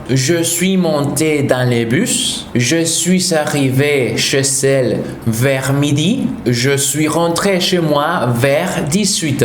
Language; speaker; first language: French; non-native, fluent; Spanish